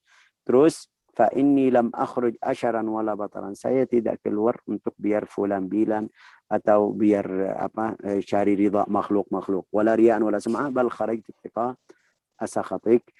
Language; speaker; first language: Indonesian; non-native, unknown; Arabic